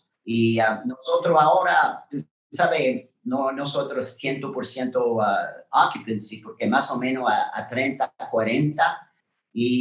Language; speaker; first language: Spanish; non-native, learner; French